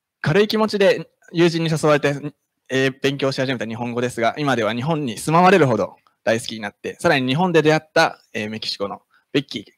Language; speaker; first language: Japanese; native; Japanese